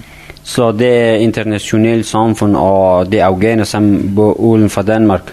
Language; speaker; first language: Danish; non-native, fluent; Persian